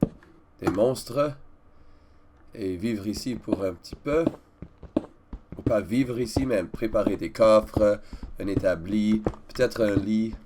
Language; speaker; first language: French; non-native, learner; English